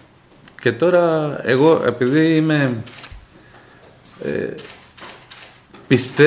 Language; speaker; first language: Greek; non-native, fluent; Spanish